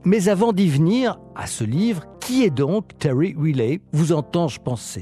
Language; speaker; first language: French; native; French